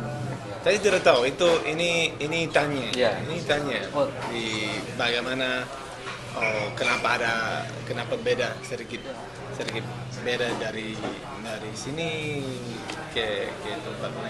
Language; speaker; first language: Indonesian; non-native, learner; English